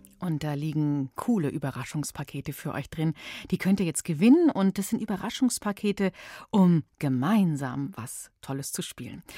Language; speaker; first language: German; native; German